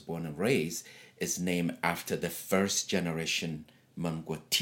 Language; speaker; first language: English; non-native, fluent; Tigrinya